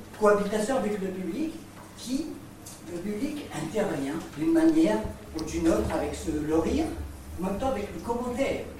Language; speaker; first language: French; non-native, local second language; Arabic